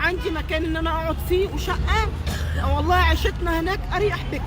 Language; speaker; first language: Arabic; native; Arabic